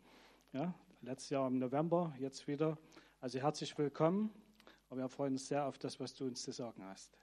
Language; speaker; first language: German; native; German